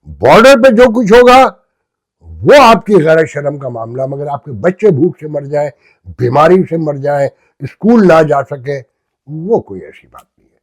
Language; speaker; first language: Urdu; native; Urdu